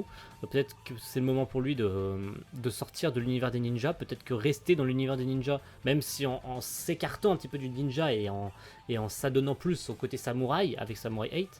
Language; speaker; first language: French; native; French